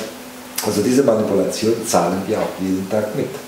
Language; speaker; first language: German; non-native, fluent; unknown